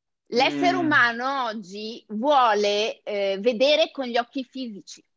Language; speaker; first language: Italian; native; Italian